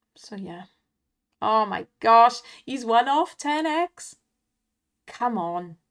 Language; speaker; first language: English; native; English